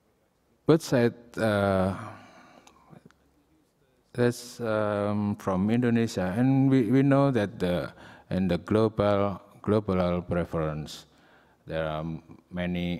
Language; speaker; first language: English; non-native, learner; Indonesian